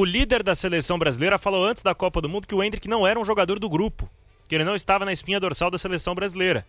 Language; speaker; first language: Portuguese; native; Portuguese